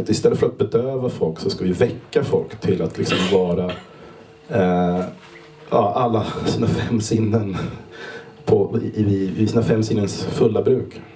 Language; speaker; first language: Swedish; native; Swedish